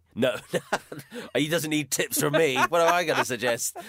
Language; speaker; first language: English; native; English